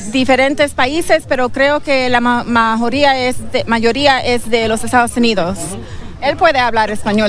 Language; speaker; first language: Spanish; non-native, learner; English